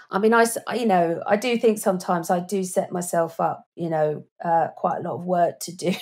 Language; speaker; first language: English; native; English